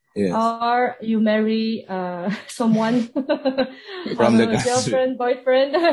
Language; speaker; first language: English; non-native, fluent; French